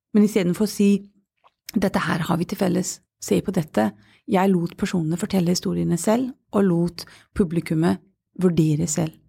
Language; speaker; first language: Norwegian; non-native, fluent; English